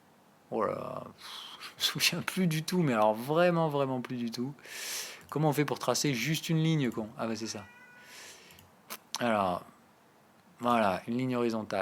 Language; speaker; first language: French; native; French